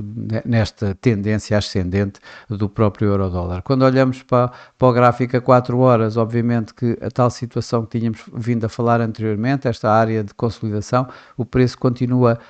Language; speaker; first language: Portuguese; native; Portuguese